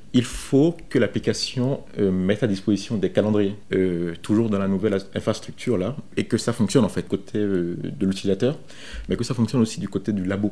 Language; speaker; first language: French; non-native, local second language; Fon